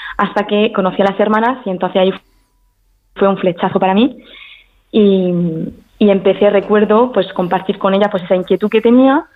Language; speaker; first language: Spanish; early bilingual, heritage; French